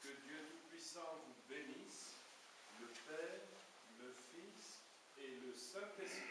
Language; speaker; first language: French; native; French